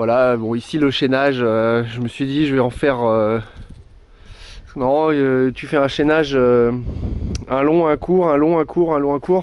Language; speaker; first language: French; native; French